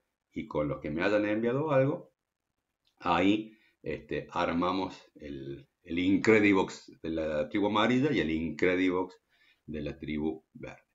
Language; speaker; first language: Spanish; native; Spanish